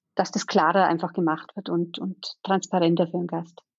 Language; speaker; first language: German; native; German